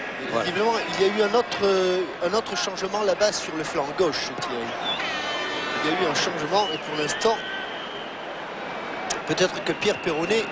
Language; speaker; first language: French; native; French